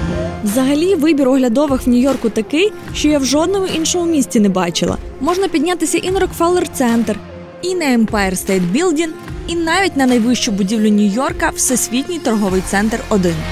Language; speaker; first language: Ukrainian; native; Ukrainian